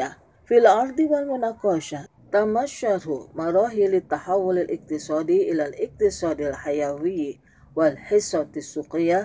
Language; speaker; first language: Arabic; non-native, fluent; Indonesian